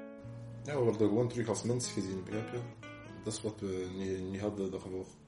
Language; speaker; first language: Dutch; non-native, local second language; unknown